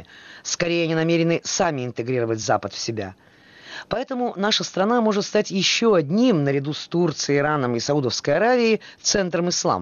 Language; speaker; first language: Russian; native; Russian